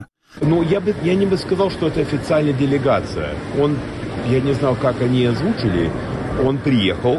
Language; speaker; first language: Russian; non-native, fluent; English